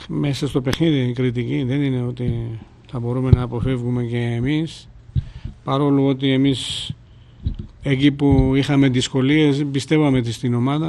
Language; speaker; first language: Greek; non-native, fluent; Georgian